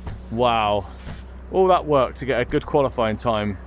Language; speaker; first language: English; native; English